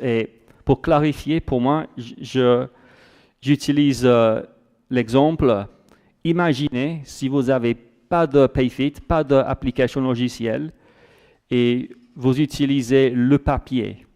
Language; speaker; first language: French; non-native, fluent; English